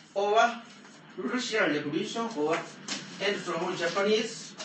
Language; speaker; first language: English; non-native, learner; Japanese